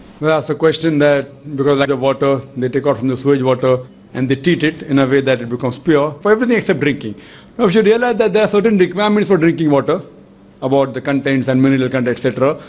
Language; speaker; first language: English; non-native, local second language; Urdu